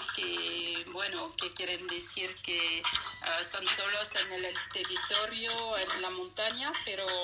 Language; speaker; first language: Spanish; non-native, fluent; French